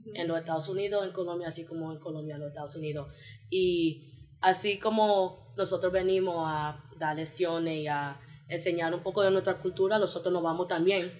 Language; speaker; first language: Spanish; early bilingual, heritage; Spanish